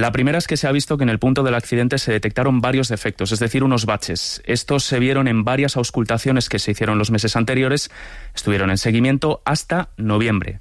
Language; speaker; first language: Spanish; native; Spanish